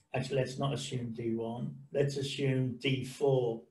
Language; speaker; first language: English; native; English